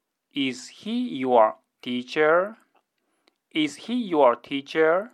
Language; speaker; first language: English; non-native, fluent; Japanese